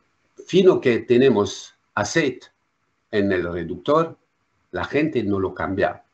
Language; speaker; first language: Spanish; non-native, learner; French